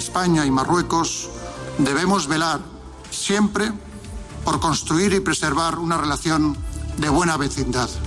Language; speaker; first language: Spanish; native; Spanish